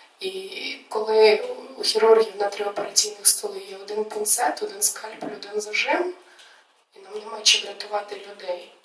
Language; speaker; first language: Ukrainian; native; Ukrainian